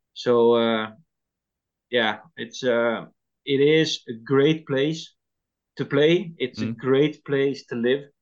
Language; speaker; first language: English; non-native, fluent; Dutch